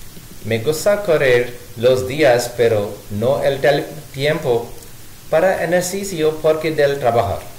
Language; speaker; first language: Spanish; non-native, learner; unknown